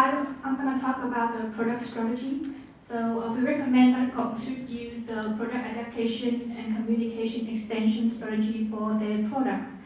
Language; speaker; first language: English; non-native, learner; Vietnamese